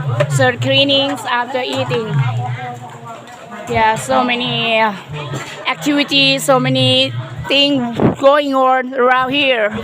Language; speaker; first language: English; non-native, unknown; Thai